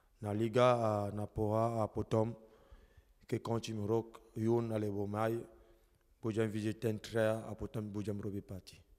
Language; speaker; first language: Slovak; non-native, learner; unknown